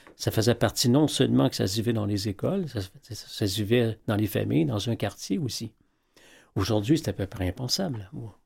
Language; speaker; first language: French; native; French